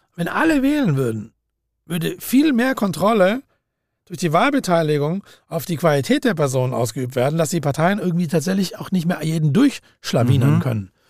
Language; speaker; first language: German; native; German